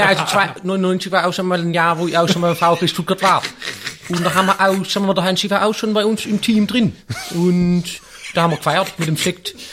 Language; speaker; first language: German; native; German